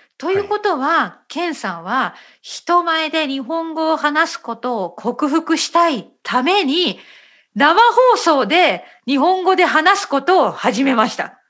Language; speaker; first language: Japanese; native; Japanese